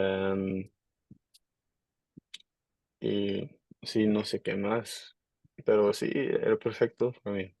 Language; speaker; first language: Spanish; non-native, learner; Dutch